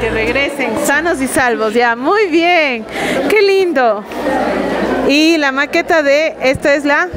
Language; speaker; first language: Spanish; native; Spanish